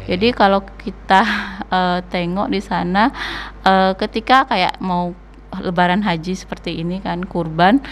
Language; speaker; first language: Indonesian; non-native, local second language; Minangkabau